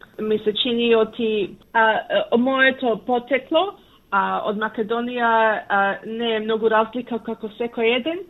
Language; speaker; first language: Macedonian; early bilingual, heritage; Macedonian